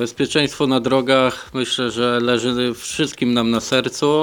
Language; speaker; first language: Polish; native; Polish